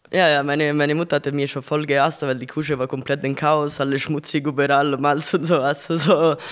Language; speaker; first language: German; non-native, learner; Italian